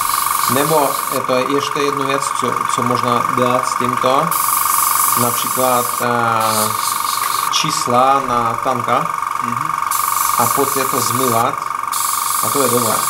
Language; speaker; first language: Czech; non-native, learner; Russian